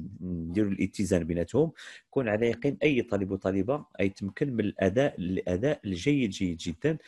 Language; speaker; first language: Arabic; native; Arabic